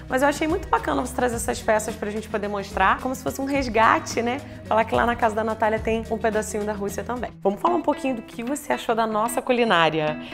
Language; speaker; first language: Portuguese; native; Portuguese